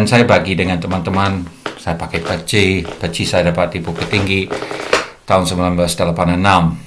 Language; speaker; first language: Indonesian; non-native, fluent; English